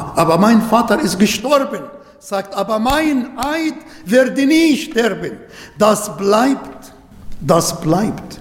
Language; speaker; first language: German; non-native, learner; Arabic